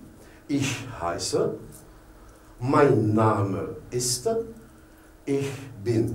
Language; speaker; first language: German; non-native, learner; French